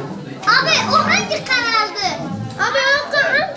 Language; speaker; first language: Turkish; non-native, local second language; Kurdish